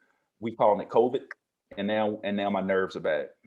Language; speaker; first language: English; native; English